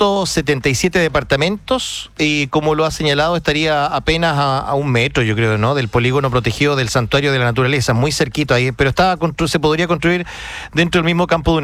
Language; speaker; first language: Spanish; native; Spanish